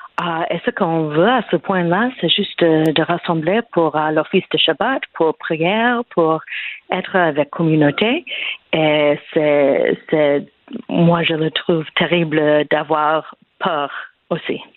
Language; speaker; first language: French; non-native, fluent; English